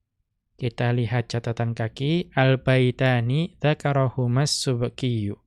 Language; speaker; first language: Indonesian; native; Indonesian